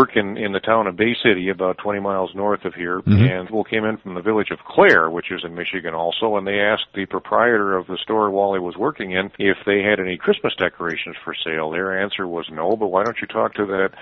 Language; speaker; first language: English; early bilingual, other home language; German